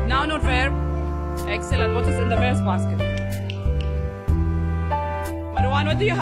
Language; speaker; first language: English; non-native, learner; Arabic